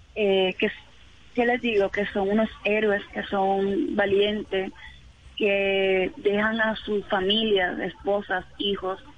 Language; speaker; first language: Spanish; native; Spanish